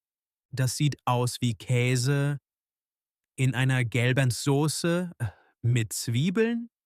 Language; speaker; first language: German; non-native, fluent; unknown